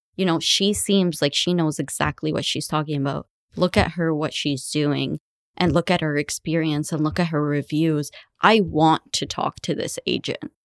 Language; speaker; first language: English; early bilingual, other home language; Arabic